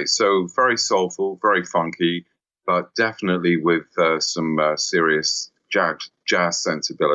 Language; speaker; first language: English; native; English